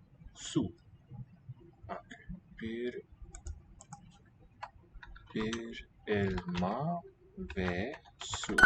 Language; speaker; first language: Turkish; non-native, learner; English